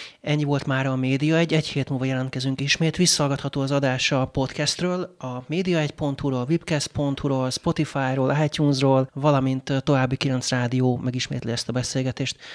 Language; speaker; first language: Hungarian; native; Hungarian